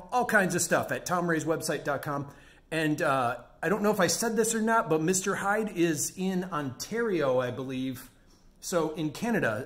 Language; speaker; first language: English; native; English